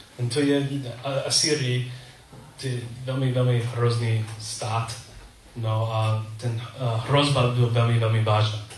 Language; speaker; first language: Czech; non-native, learner; English